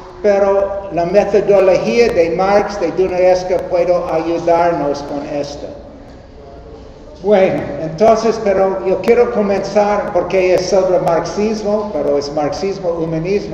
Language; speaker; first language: Spanish; non-native, learner; English